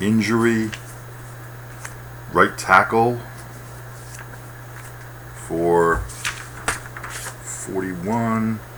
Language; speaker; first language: English; native; English